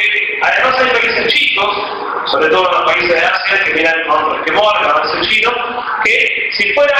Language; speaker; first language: Spanish; native; Spanish